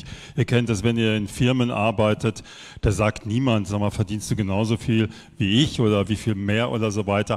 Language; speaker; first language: German; native; German